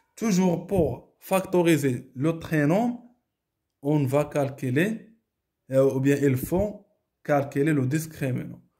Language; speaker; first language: French; non-native, local second language; Arabic